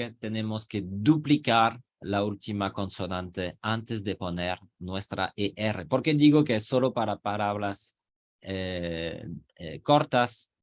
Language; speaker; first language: Spanish; non-native, fluent; French